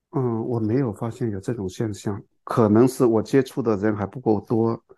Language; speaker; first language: Chinese; non-native, local second language; Cantonese